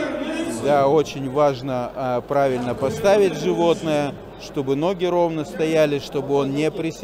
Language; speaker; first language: Russian; native; Russian